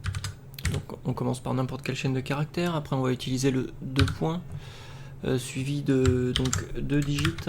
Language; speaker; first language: French; native; French